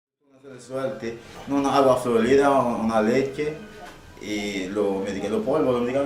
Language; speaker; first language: Spanish; non-native, learner; Haitian Creole